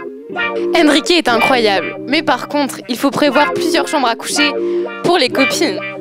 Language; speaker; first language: French; native; French